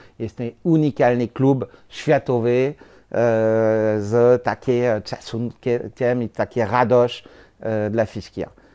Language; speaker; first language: Polish; non-native, learner; French